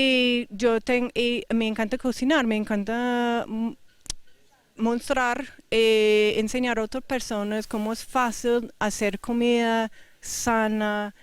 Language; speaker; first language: Spanish; non-native, fluent; English